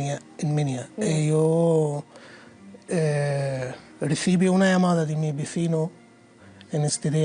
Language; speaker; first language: Spanish; non-native, learner; Arabic